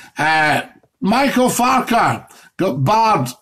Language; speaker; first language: English; native; English